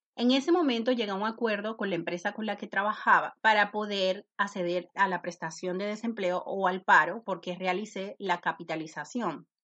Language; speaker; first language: Spanish; native; Spanish